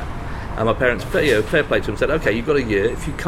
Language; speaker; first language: English; native; English